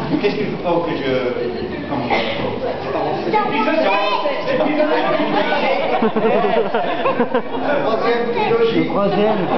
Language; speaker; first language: French; non-native, learner; English